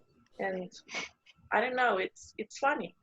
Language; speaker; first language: English; non-native, learner; Spanish